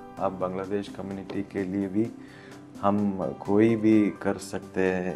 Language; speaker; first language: Hindi; non-native, learner; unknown